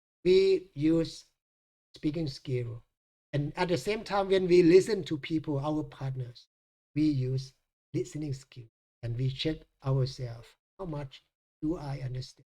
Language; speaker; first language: English; non-native, fluent; Thai